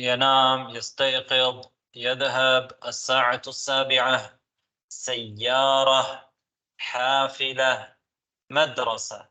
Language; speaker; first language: Arabic; non-native, fluent; Tamil